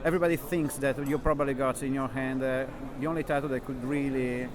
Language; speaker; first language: English; non-native, fluent; Italian